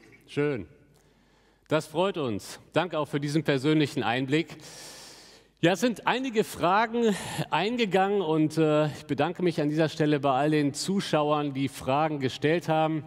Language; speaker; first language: German; native; German